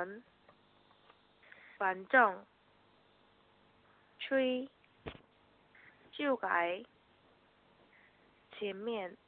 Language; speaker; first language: Chinese; non-native, learner; Korean